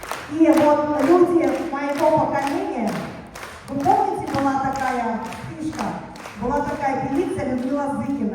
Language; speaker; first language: Russian; native; Russian